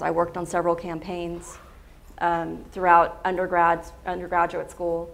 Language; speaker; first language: English; native; English